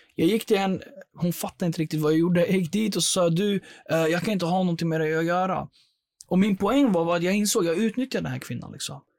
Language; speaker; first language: Swedish; early bilingual, other home language; Persian